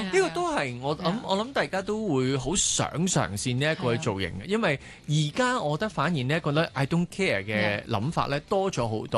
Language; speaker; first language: Cantonese; native; Cantonese